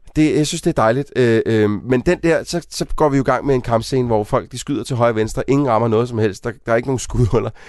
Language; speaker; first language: Danish; native; Danish